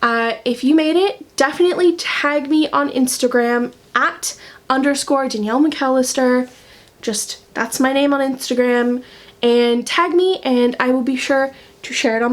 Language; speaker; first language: English; native; English